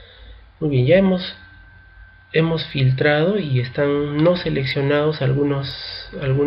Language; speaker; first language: Spanish; native; Spanish